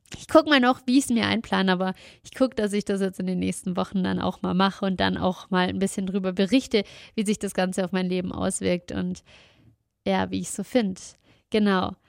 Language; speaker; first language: German; native; German